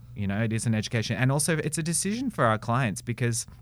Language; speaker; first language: English; native; English